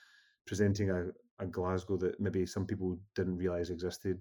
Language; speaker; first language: English; native; English